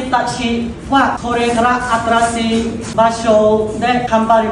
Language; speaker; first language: Japanese; non-native, learner; Khmer